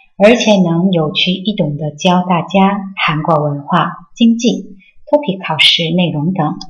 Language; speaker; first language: Chinese; non-native, fluent; Korean